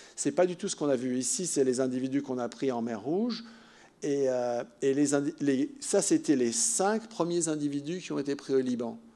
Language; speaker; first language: French; native; French